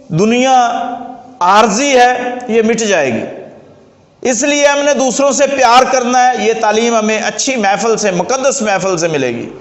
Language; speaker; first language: Urdu; non-native, local second language; Punjabi